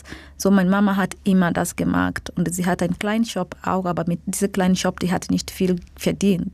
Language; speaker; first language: German; non-native, fluent; Swahili